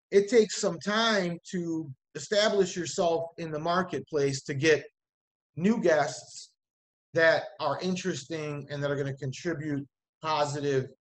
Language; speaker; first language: English; native; English